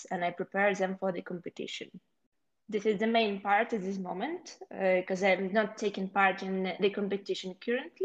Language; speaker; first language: English; non-native, fluent; Ukrainian